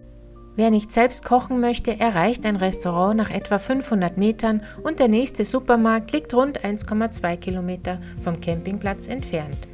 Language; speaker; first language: German; native; German